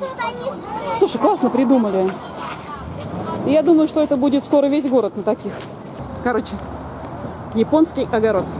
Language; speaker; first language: Russian; native; Russian